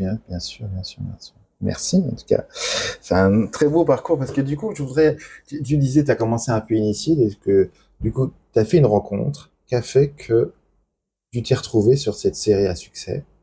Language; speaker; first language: French; native; French